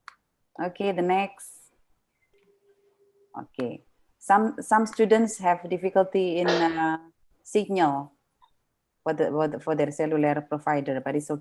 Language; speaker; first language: English; non-native, fluent; Indonesian